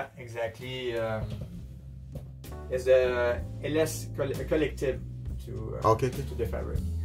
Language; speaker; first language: English; non-native, learner; French